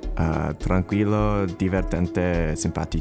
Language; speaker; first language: Italian; non-native, learner; English